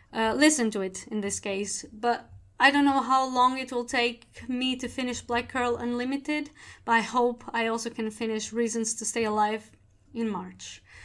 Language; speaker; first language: English; non-native, fluent; Portuguese